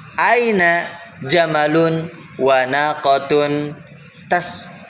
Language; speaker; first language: Arabic; non-native, fluent; Indonesian